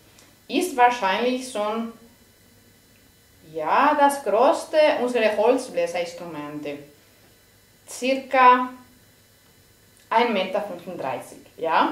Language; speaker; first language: German; non-native, fluent; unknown